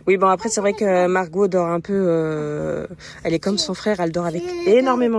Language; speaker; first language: French; native; French